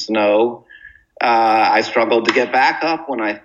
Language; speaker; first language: English; native; English